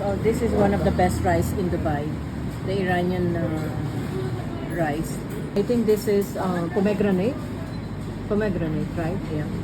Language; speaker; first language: English; non-native, local second language; Filipino